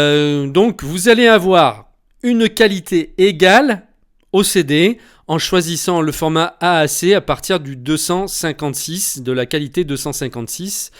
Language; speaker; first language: French; native; French